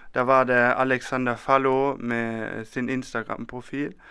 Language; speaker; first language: Norwegian; non-native, fluent; German